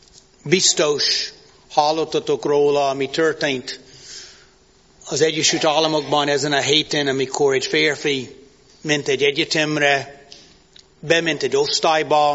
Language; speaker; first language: Hungarian; non-native, fluent; English